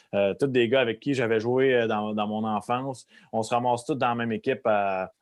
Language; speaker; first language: French; native; French